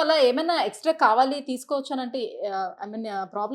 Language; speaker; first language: Telugu; native; Telugu